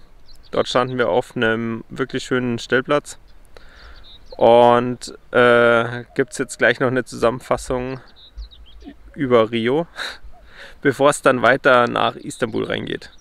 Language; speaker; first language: German; native; German